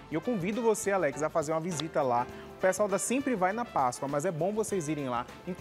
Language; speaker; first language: Portuguese; native; Portuguese